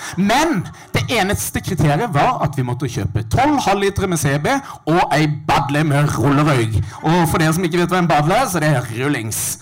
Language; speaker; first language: Norwegian; native; Norwegian